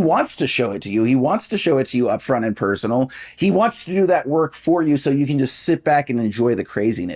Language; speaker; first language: English; native; English